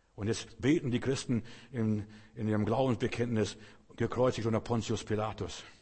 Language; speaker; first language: German; non-native, fluent; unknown